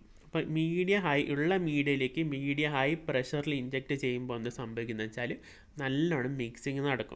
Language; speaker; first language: Malayalam; native; Malayalam